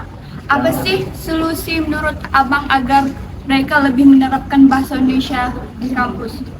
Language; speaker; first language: Indonesian; non-native, local second language; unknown